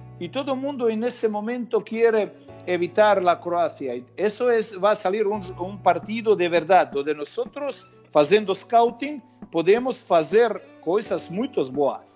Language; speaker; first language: Spanish; non-native, fluent; Croatian